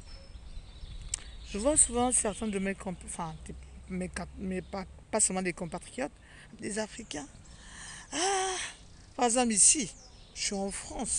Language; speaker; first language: French; non-native, local second language; Fang